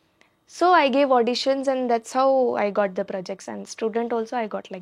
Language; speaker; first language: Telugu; non-native, learner; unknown